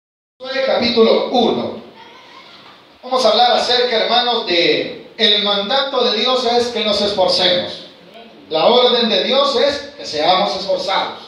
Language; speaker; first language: Spanish; native; Spanish